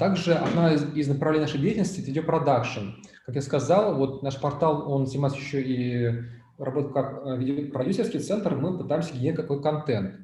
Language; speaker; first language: Russian; native; Russian